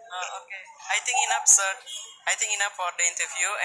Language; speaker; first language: English; non-native, learner; Indonesian